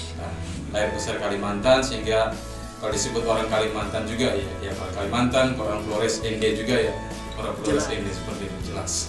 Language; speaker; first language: Indonesian; native; Indonesian